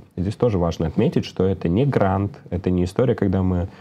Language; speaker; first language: Russian; native; Russian